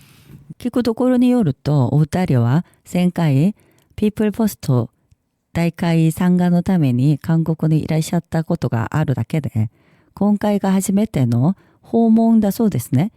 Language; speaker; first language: Japanese; non-native, learner; Korean